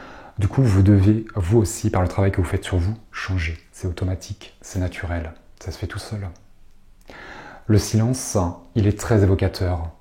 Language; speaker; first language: French; native; French